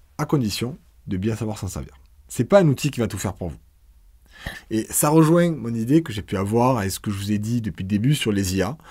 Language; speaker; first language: French; native; French